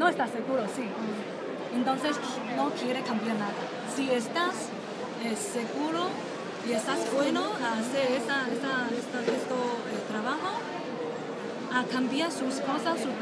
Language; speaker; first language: Spanish; non-native, learner; Chinese